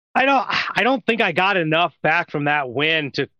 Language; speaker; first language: English; native; English